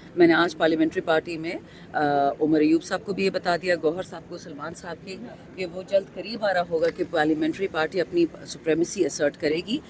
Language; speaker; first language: Urdu; non-native, local second language; Pashto